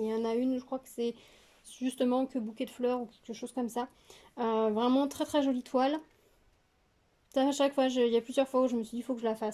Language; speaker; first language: French; native; French